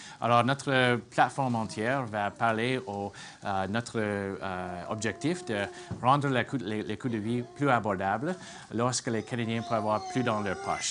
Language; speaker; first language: French; non-native, fluent; English